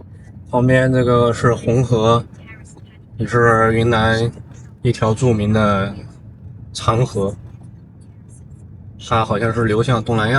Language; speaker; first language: Chinese; native; Chinese